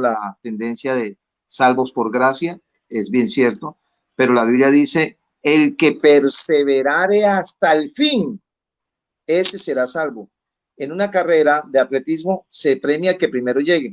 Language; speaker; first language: Spanish; native; Spanish